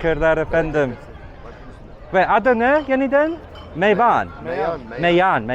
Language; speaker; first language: Turkish; non-native, learner; English